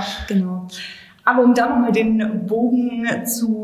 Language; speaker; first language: German; native; German